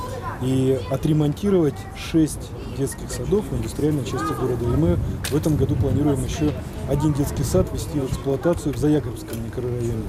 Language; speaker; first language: Russian; native; Russian